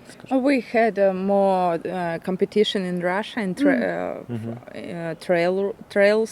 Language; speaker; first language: English; non-native, learner; Russian